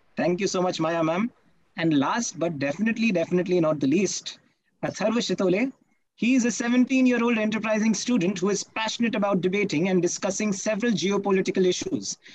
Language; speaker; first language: English; non-native, local second language; Hindi